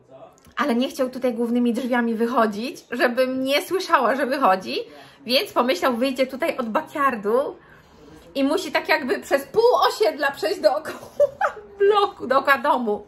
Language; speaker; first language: Polish; native; Polish